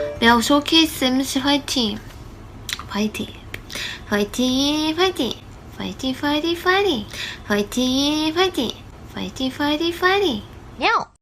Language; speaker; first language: Korean; non-native, learner; Japanese